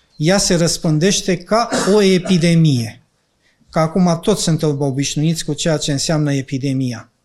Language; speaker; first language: Romanian; non-native, local second language; Ukrainian